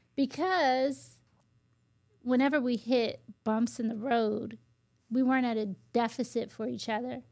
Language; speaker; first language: English; native; English